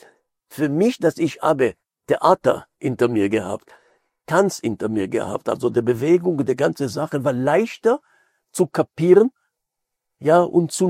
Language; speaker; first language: German; non-native, fluent; Hebrew